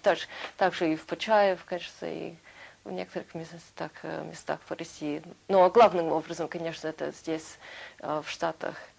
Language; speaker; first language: Russian; early bilingual, heritage; Russian